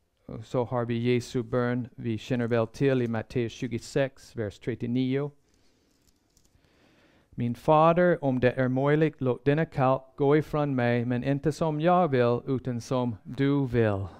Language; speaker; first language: Swedish; non-native, fluent; English